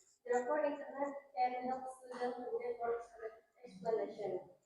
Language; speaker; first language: English; non-native, learner; Indonesian